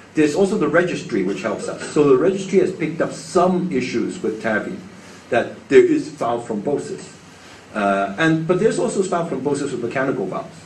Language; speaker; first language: English; non-native, local second language; Cantonese